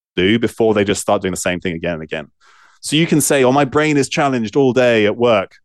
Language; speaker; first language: English; native; English